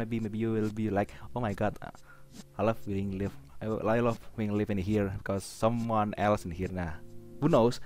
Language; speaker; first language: English; non-native, learner; Indonesian